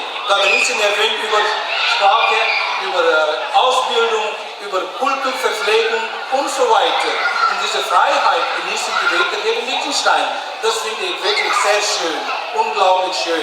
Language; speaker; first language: German; non-native, fluent; Tibetan